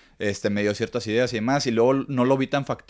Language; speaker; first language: Spanish; native; Spanish